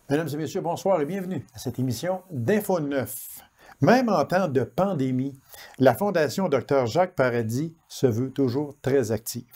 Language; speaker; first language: French; native; French